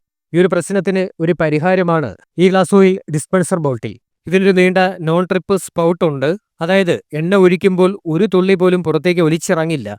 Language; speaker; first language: Malayalam; native; Malayalam